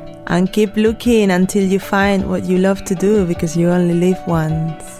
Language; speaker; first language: English; non-native, fluent; Spanish